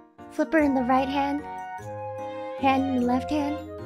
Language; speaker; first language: English; native; English